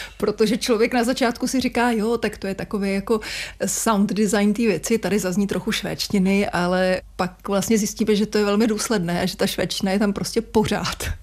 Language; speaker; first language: Czech; native; Czech